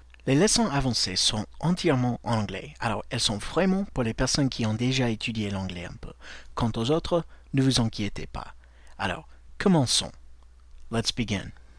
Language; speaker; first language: French; non-native, fluent; English